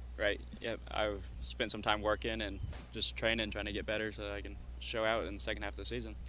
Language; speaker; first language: English; native; English